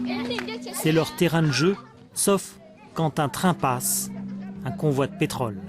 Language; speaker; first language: French; native; French